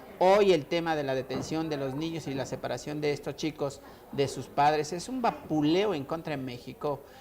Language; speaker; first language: Spanish; native; Spanish